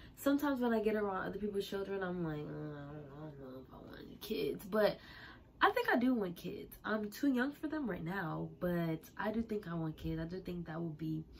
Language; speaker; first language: English; native; English